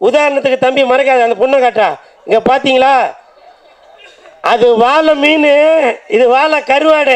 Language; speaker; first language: Tamil; native; Tamil